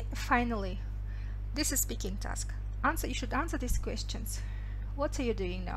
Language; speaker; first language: English; non-native, fluent; Russian